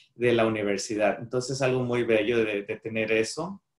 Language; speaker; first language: Spanish; native; Spanish